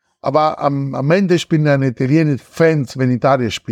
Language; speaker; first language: German; non-native, learner; Italian